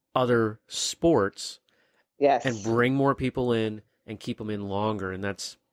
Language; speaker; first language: English; native; English